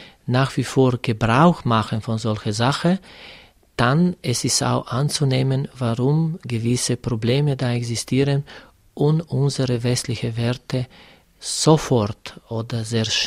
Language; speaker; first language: German; non-native, fluent; Serbian